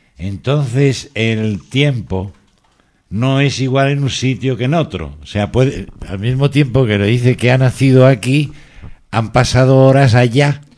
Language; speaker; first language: Spanish; native; Spanish